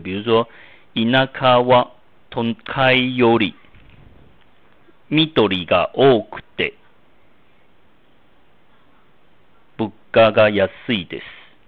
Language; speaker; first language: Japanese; non-native, fluent; Chinese